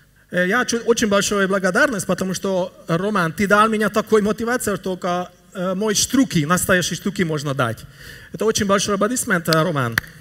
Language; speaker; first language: Russian; non-native, learner; Hungarian